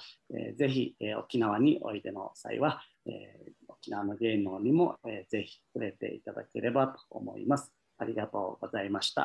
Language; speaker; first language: Japanese; native; Japanese